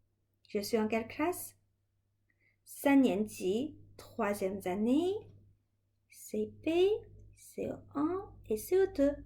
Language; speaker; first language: French; non-native, fluent; Chinese